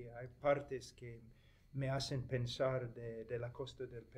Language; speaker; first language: Spanish; non-native, fluent; English